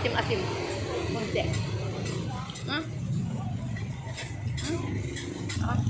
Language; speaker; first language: Filipino; non-native, local second language; Cebuano